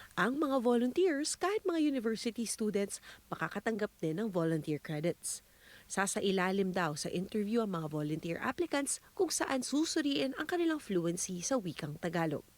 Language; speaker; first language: Filipino; native; Filipino